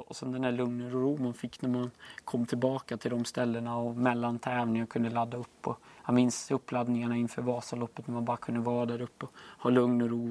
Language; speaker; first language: Swedish; native; Swedish